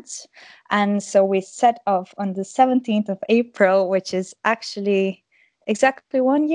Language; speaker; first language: English; non-native, fluent; Croatian